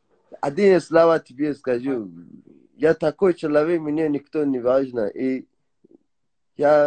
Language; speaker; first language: Russian; non-native, learner; Persian